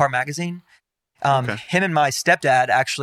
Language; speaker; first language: English; native; English